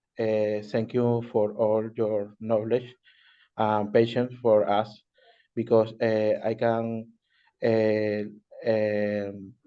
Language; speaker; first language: English; non-native, learner; Spanish